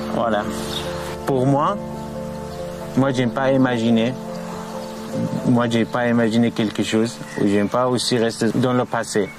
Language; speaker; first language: French; non-native, learner; Arabic